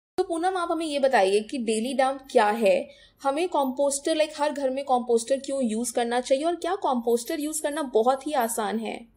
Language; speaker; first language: Hindi; native; Hindi